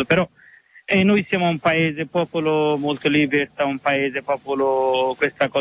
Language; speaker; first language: Italian; non-native, learner; Bangla